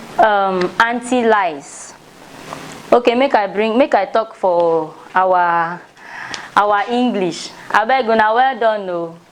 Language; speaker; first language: Nigerian Pidgin; non-native, local second language; Ibibio